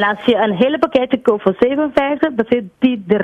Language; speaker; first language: Dutch; non-native, local second language; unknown